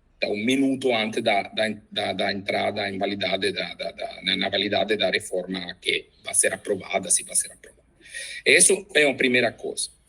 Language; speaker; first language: Portuguese; non-native, fluent; Italian